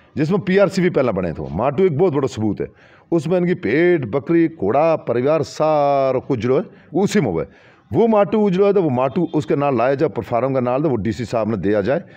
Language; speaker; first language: Hindi; non-native, local second language; Gujari